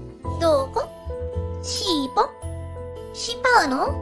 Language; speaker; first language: Japanese; non-native, learner; Indonesian